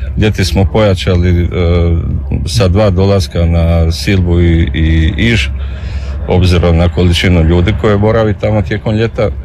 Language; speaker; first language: Croatian; native; Croatian